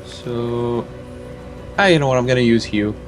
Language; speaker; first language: English; native; English